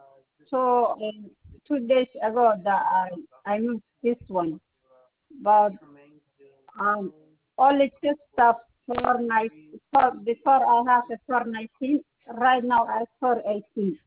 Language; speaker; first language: English; non-native, learner; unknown